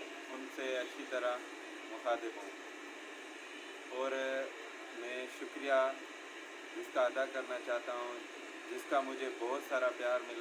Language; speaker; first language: Hindi; non-native, local second language; Sindhi